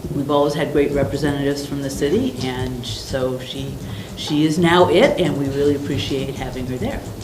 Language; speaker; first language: English; native; English